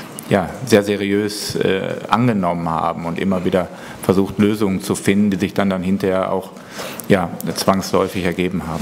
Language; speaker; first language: German; native; German